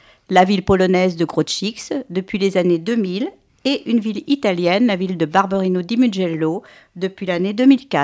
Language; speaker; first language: French; native; French